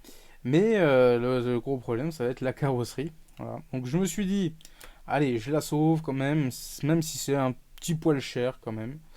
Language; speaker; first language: French; native; French